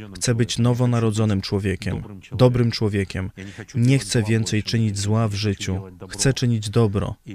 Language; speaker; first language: Polish; non-native, fluent; Russian